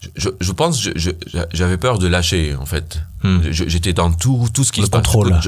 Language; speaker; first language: French; non-native, fluent; Arabic